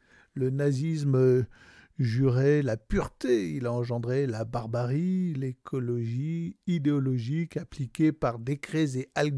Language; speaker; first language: French; native; French